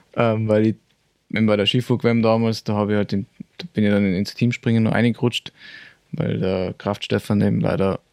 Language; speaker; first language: German; native; German